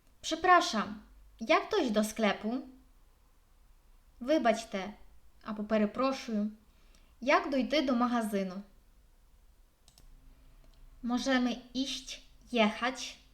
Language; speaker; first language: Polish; non-native, fluent; Ukrainian